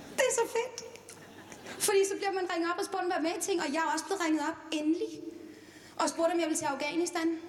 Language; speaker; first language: Danish; non-native, fluent; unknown